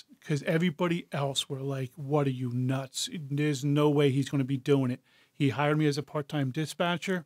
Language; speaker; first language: English; native; English